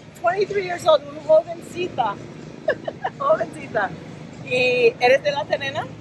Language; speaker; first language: Spanish; non-native, learner; English